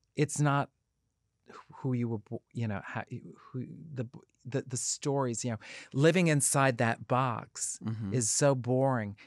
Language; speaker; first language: English; native; English